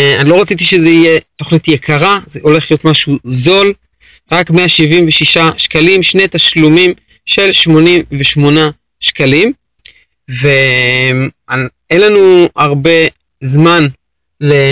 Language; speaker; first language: Hebrew; native; Hebrew